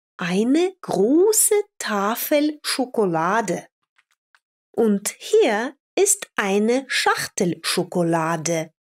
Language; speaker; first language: German; non-native, fluent; Russian